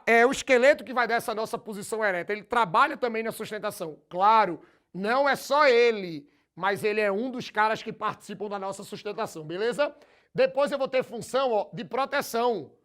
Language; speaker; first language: Portuguese; native; Portuguese